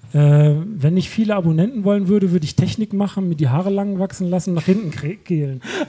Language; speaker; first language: German; native; German